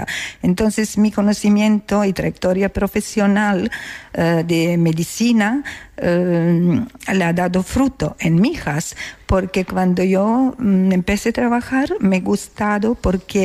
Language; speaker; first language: Spanish; non-native, learner; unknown